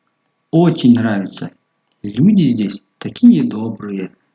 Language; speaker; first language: Russian; non-native, local second language; Tajik